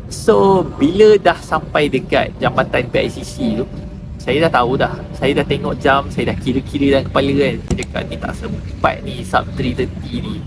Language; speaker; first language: Malay; native; Malay